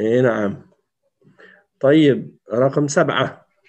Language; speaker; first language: Arabic; non-native, learner; French